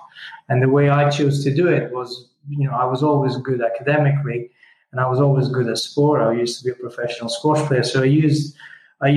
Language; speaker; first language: English; non-native, fluent; Italian